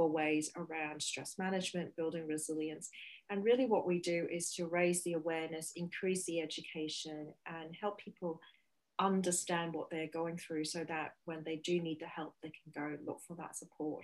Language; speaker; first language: English; non-native, local second language; Cantonese